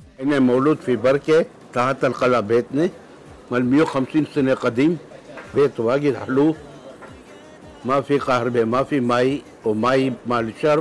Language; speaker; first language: Arabic; non-native, local second language; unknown